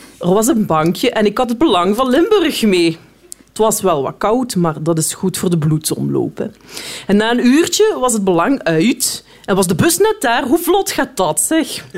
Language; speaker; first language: Dutch; native; Dutch